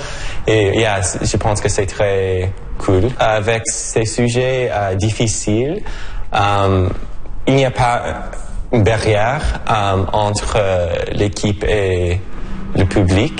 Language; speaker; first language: French; non-native, local second language; English